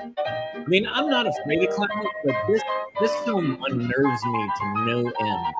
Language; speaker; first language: English; native; English